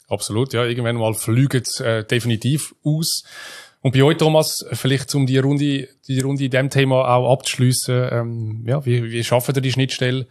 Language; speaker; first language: German; native; German